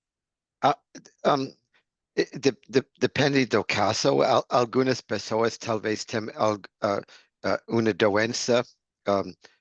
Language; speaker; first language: Portuguese; non-native, learner; English